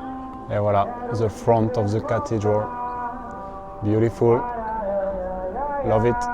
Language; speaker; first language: English; non-native, learner; French